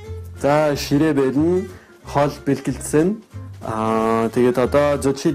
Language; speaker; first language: Mongolian; non-native, learner; French